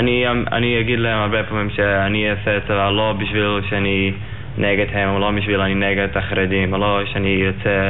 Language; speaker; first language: Hebrew; non-native, learner; Yiddish